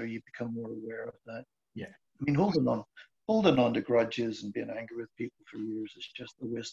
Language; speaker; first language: English; native; English